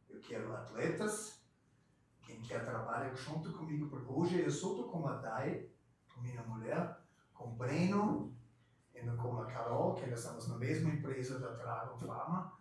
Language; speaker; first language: Portuguese; non-native, fluent; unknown